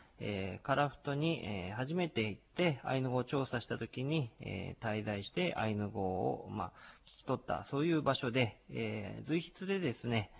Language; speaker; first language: Japanese; native; Japanese